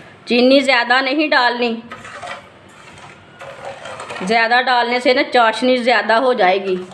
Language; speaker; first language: Hindi; native; Hindi